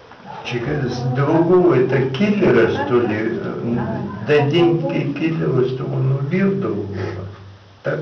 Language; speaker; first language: Russian; native; Russian